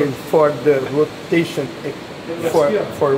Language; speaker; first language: English; non-native, learner; Portuguese